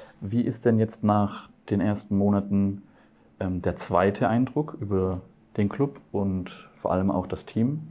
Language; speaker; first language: German; native; German